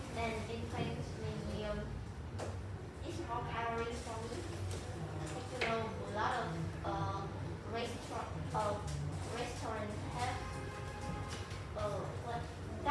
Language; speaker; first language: English; non-native, learner; Vietnamese